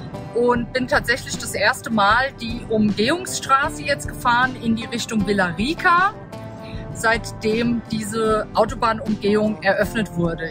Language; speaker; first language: German; native; German